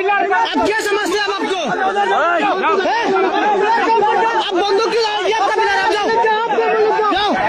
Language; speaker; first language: Hindi; non-native, learner; Bangla